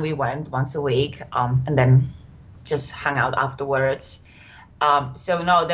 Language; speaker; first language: English; non-native, fluent; Czech